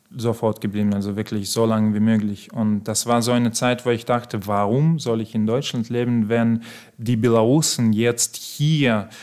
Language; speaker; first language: German; non-native, fluent; Belarusian